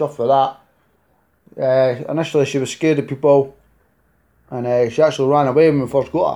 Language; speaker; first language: English; native; English